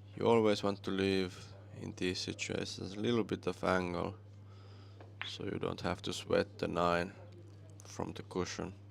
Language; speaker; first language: English; non-native, fluent; Finnish